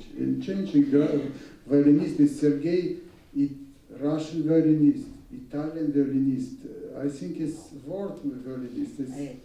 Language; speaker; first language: English; non-native, learner; Russian